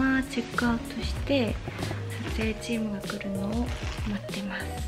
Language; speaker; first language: Japanese; native; Japanese